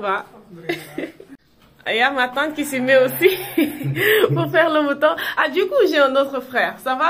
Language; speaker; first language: French; non-native, local second language; Wolof